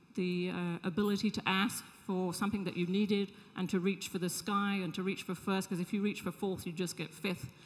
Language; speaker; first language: English; native; English